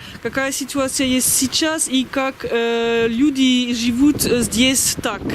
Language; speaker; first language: Russian; non-native, fluent; French